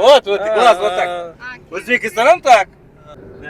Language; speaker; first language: Russian; non-native, local second language; Uzbek